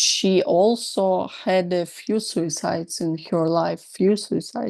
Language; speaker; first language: English; non-native, learner; Russian